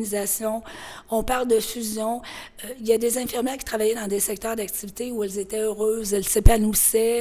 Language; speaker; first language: French; native; French